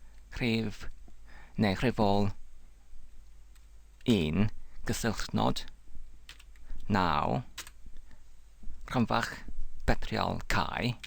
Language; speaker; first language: Welsh; non-native, fluent; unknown